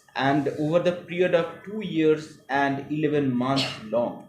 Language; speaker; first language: English; non-native, local second language; Bangla